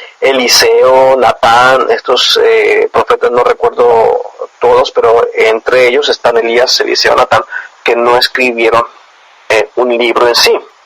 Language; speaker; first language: Spanish; native; Spanish